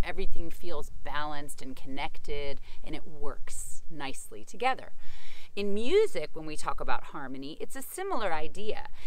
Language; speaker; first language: English; native; English